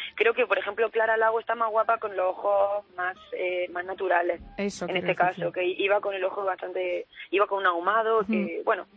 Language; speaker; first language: Spanish; native; Spanish